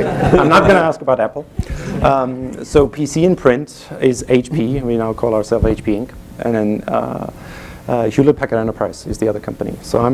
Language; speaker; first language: English; non-native, fluent; German